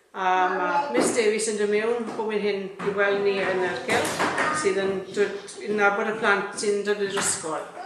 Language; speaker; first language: Welsh; native; Welsh